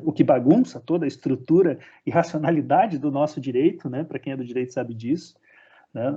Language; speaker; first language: Portuguese; native; Portuguese